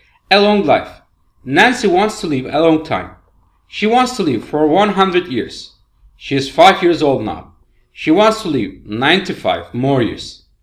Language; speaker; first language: English; non-native, fluent; Turkish